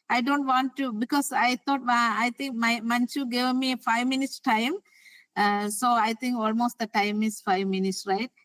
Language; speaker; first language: English; non-native, local second language; Malayalam